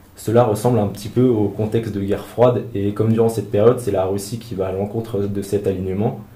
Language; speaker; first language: French; native; French